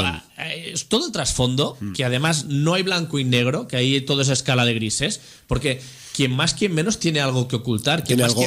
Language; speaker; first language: Spanish; native; Spanish